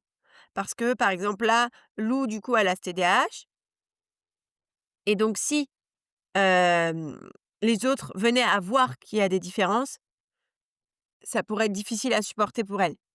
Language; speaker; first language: French; native; French